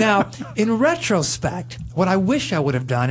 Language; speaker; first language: English; native; English